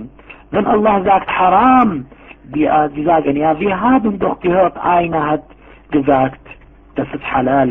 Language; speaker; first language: German; non-native, fluent; Arabic